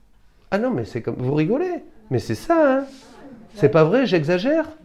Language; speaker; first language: French; native; French